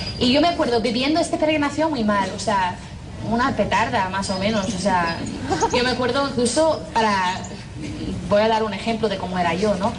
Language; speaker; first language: Spanish; non-native, fluent; English